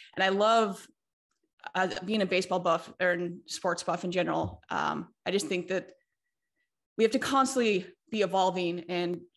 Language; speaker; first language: English; native; English